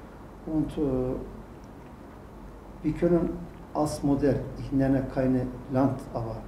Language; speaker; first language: German; non-native, learner; Turkish